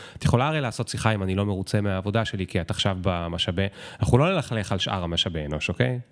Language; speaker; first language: Hebrew; native; Hebrew